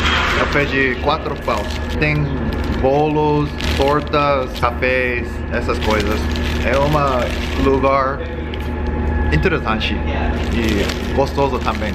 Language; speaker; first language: Portuguese; non-native, learner; Korean